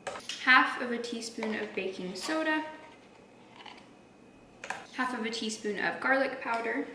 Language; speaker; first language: English; native; English